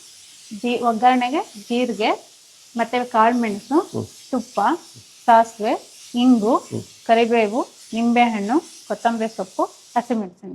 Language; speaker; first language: Kannada; native; Kannada